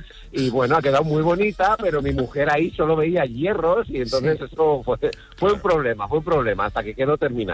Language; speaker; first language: Spanish; native; Spanish